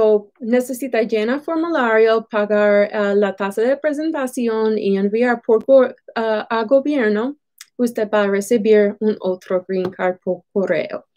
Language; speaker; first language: Spanish; non-native, fluent; English